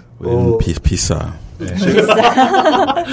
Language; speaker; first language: Korean; non-native, learner; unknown